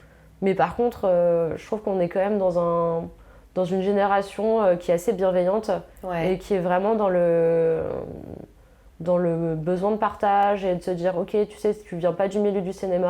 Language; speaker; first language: French; native; French